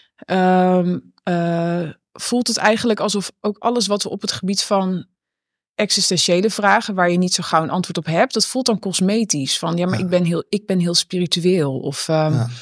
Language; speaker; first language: Dutch; native; Dutch